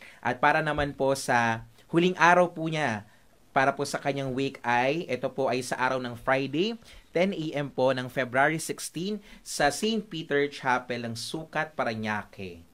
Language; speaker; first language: Filipino; native; Filipino